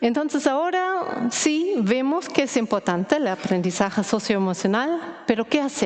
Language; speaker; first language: Spanish; non-native, fluent; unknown